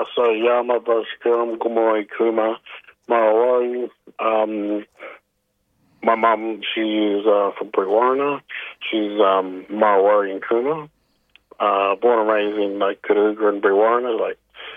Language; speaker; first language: English; native; English